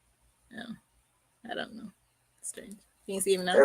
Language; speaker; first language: English; native; English